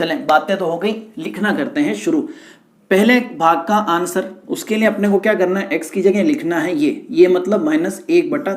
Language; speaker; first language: Hindi; native; Hindi